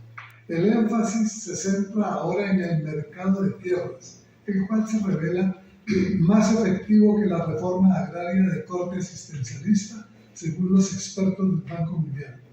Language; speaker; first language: Spanish; native; Spanish